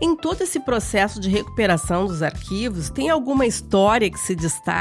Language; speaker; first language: Portuguese; native; Portuguese